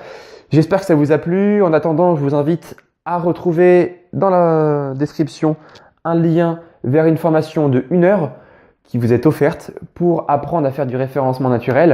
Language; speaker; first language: French; native; French